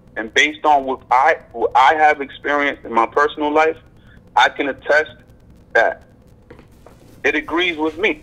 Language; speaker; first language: English; native; English